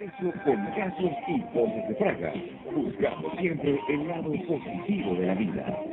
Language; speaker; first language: Spanish; native; Spanish